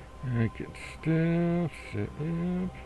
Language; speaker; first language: English; native; English